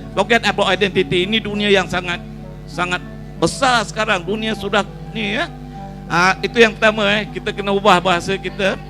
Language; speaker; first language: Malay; native; Malay